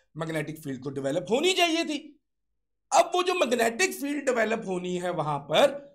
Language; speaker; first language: Urdu; non-native, local second language; Sindhi